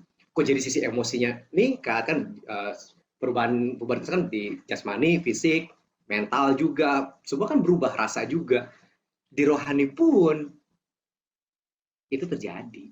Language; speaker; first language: Indonesian; native; Indonesian